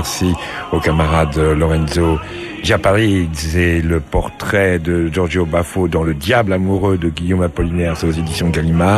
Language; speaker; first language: French; native; French